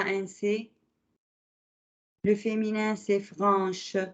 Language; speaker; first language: French; non-native, fluent; Arabic